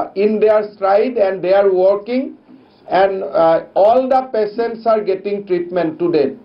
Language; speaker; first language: English; non-native, local second language; Assamese